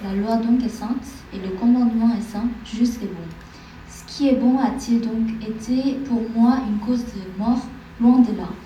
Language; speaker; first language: French; non-native, fluent; Korean